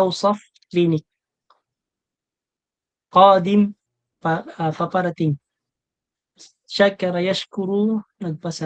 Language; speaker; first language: Arabic; non-native, fluent; Filipino